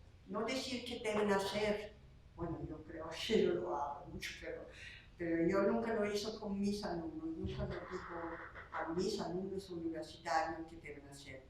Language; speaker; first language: Spanish; non-native, fluent; Slovak